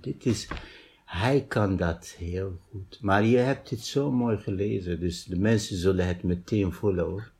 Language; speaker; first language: Dutch; non-native, fluent; Arabic